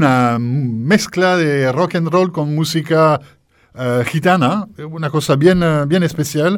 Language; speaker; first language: Spanish; native; Spanish